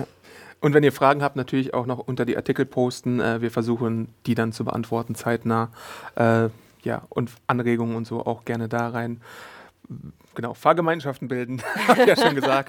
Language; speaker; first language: German; native; German